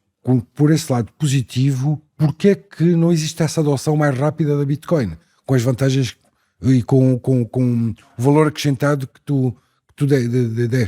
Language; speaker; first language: Portuguese; native; Portuguese